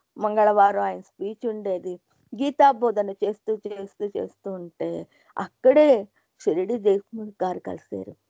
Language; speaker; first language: Telugu; non-native, local second language; Hindi